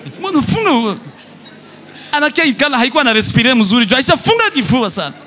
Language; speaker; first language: Swahili; native; Swahili